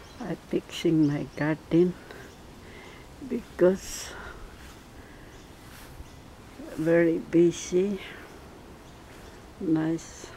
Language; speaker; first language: English; non-native, learner; Filipino